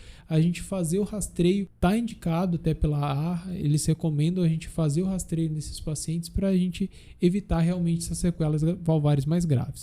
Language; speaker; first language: Portuguese; native; Portuguese